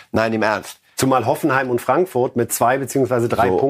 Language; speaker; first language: German; native; German